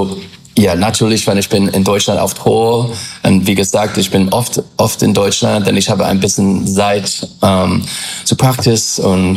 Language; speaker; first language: German; non-native, learner; English